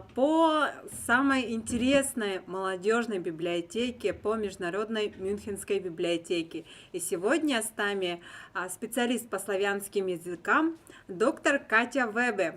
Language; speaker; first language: Russian; native; Russian